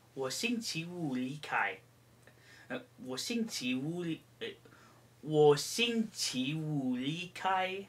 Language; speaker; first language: Chinese; non-native, learner; English